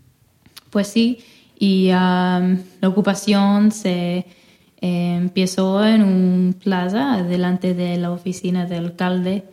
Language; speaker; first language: Spanish; non-native, fluent; English